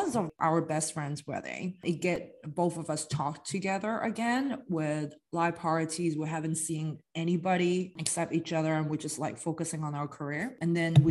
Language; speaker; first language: English; non-native, local second language; Cantonese